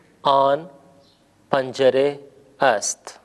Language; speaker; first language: Persian; non-native, fluent; Urdu